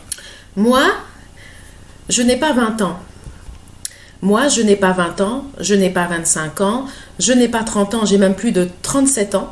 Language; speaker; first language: French; native; French